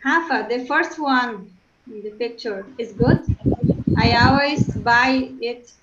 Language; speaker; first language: English; non-native, learner; Portuguese